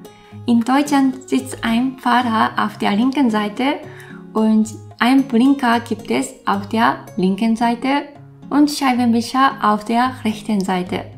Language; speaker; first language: German; non-native, fluent; Japanese